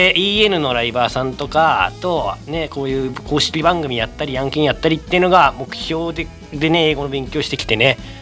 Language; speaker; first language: Japanese; native; Japanese